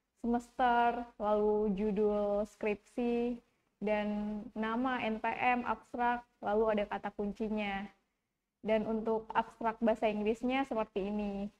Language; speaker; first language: Indonesian; native; Indonesian